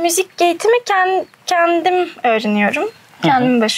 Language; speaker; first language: Turkish; early bilingual, heritage; Turkish